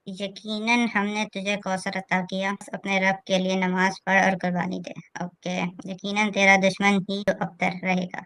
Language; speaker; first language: Urdu; non-native, local second language; Punjabi